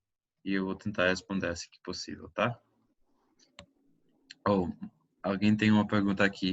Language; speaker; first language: Portuguese; non-native, fluent; English